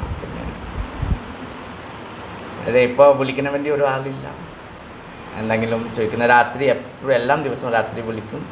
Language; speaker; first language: Malayalam; non-native, local second language; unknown